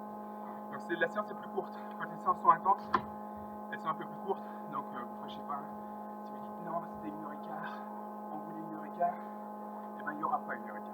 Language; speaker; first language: French; native; French